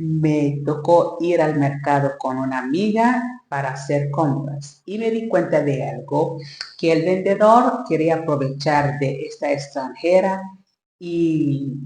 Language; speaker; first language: Spanish; non-native, learner; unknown